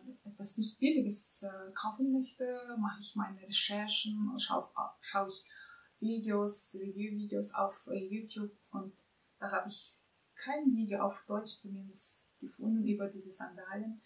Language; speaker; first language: German; non-native, fluent; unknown